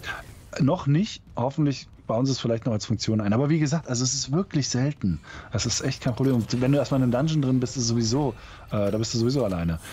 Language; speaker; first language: German; native; German